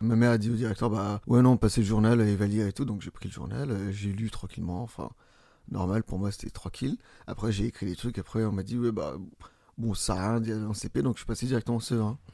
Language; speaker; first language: French; early bilingual, other home language; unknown